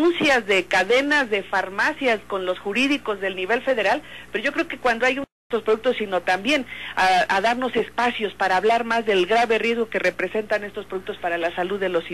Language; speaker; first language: Spanish; native; Spanish